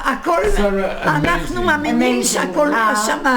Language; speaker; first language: Hebrew; non-native, fluent; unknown